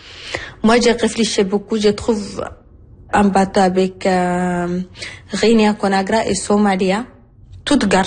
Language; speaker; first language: French; non-native, learner; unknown